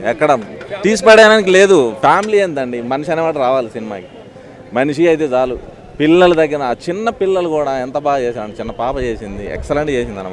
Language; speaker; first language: Telugu; native; Telugu